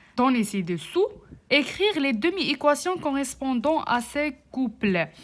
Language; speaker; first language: French; non-native, local second language; Arabic